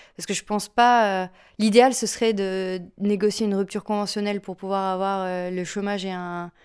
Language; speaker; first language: French; native; French